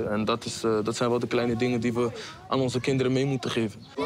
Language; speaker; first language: Dutch; early bilingual, other home language; Kabuverdianu